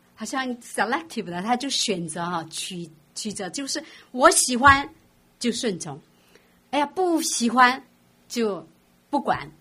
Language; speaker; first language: Chinese; non-native, fluent; Korean